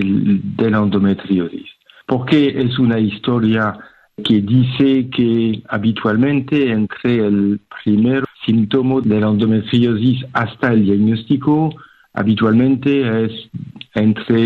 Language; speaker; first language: Spanish; non-native, fluent; French